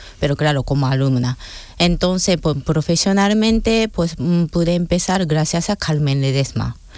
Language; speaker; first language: Spanish; non-native, fluent; Japanese